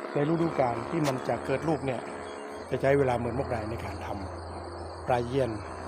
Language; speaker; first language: Thai; native; Thai